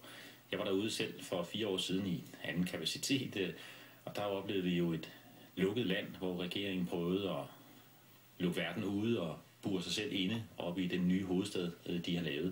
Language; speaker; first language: Danish; native; Danish